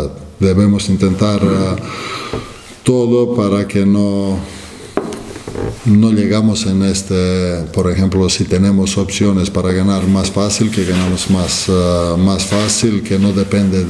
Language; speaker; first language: Spanish; non-native, fluent; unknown